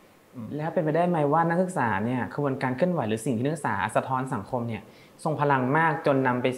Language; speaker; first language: Thai; native; Thai